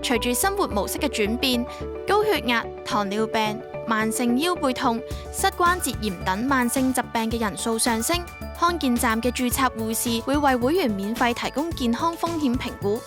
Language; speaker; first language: Cantonese; native; Cantonese